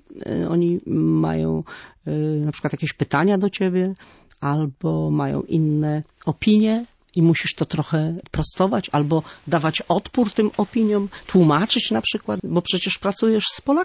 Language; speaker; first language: Polish; native; Polish